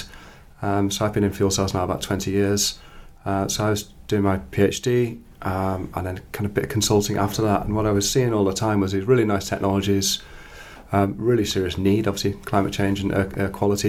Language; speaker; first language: English; native; English